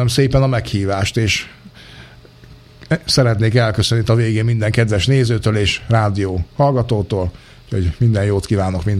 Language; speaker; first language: Hungarian; native; Hungarian